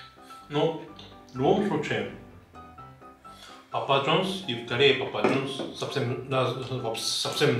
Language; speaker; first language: Russian; non-native, learner; Korean